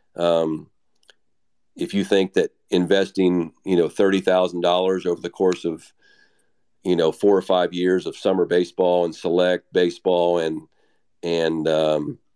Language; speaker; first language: English; native; English